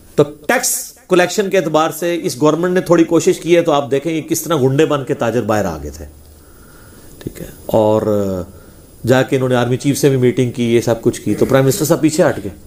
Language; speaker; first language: Urdu; non-native, local second language; Punjabi